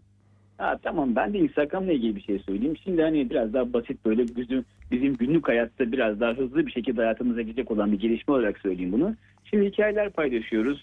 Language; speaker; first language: Turkish; native; Turkish